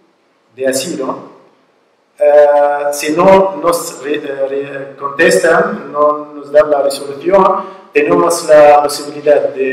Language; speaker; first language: Spanish; non-native, learner; Arabic